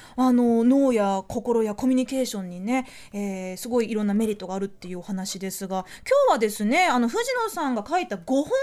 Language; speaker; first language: Japanese; native; Japanese